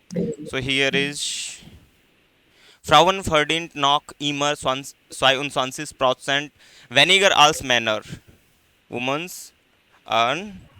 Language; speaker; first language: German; non-native, fluent; Hindi